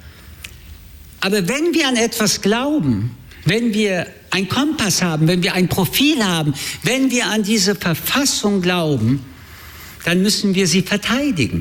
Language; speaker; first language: German; early bilingual, other home language; French